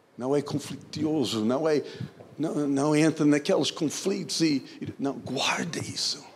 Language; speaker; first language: Portuguese; non-native, fluent; English